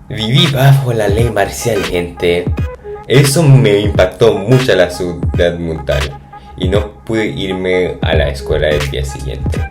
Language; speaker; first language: Spanish; non-native, fluent; English